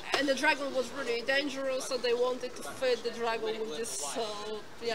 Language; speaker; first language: English; non-native, fluent; Polish